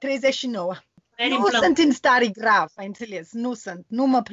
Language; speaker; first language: Romanian; non-native, learner; English